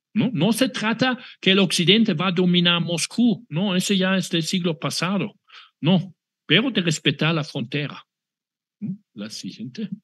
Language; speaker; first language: Spanish; non-native, fluent; German